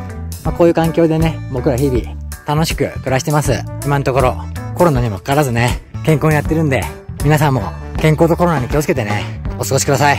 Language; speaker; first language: Japanese; native; Japanese